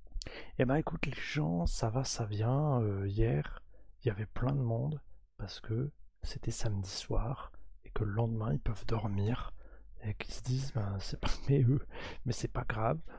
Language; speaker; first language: French; native; French